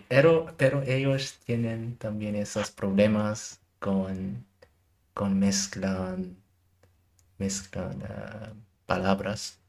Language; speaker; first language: Spanish; non-native, learner; German